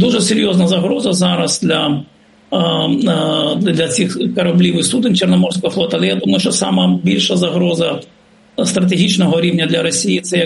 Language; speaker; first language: Ukrainian; native; Ukrainian